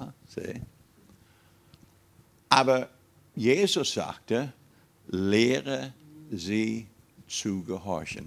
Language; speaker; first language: German; non-native, fluent; English